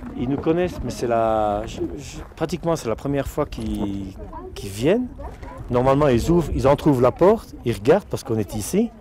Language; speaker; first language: French; native; French